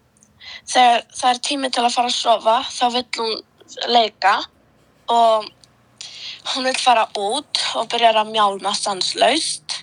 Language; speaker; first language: Icelandic; early bilingual, other home language; Polish